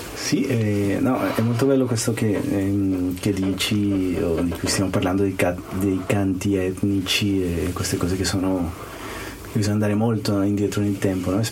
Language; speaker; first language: Italian; non-native, fluent; Spanish